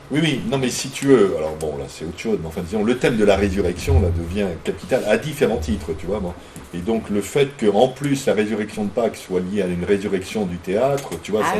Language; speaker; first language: French; native; French